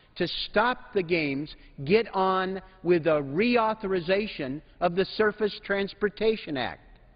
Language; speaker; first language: English; native; English